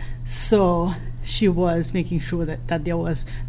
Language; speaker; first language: English; non-native, fluent; Haitian Creole